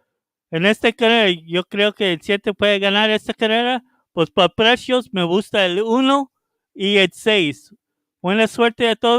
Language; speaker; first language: Spanish; early bilingual, heritage; Spanish